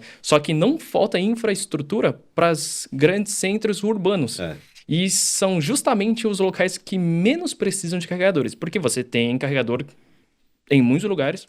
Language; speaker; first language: Portuguese; early bilingual, other home language; Chinese